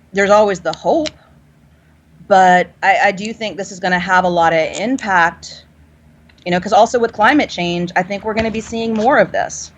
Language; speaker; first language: English; native; English